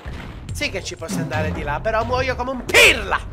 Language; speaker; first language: Italian; native; Italian